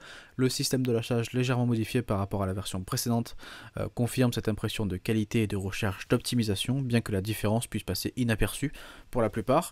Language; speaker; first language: French; native; French